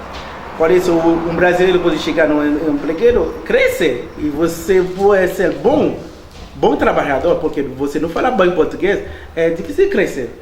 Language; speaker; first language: Portuguese; non-native, learner; Haitian Creole